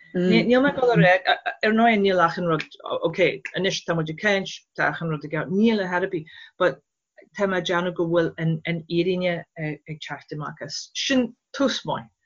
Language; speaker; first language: Irish; non-native, fluent; English